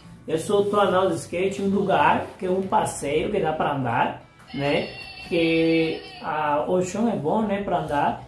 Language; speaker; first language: Portuguese; non-native, fluent; Spanish